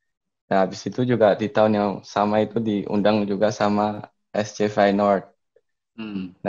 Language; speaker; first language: Indonesian; early bilingual, heritage; Indonesian